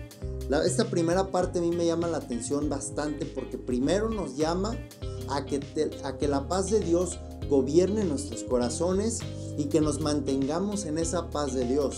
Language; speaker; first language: Spanish; native; Spanish